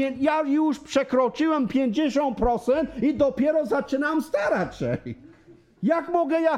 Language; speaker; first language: Polish; non-native, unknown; English